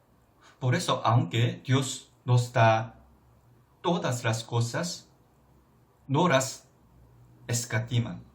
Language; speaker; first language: Spanish; non-native, fluent; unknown